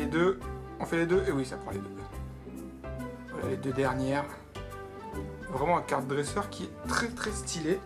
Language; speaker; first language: French; native; French